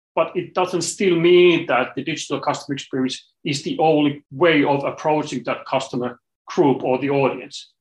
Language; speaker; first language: English; non-native, fluent; Finnish